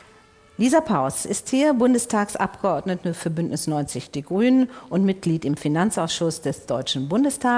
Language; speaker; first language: German; native; German